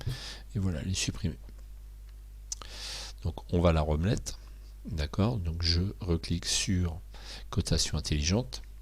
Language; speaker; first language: French; native; French